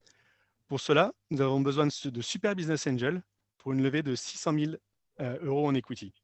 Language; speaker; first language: French; native; French